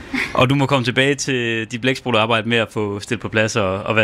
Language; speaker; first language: Danish; native; Danish